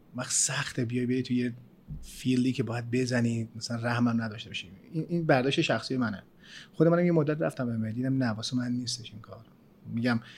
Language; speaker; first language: Persian; early bilingual, other home language; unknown